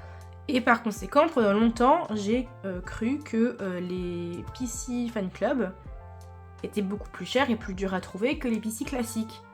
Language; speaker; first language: French; native; French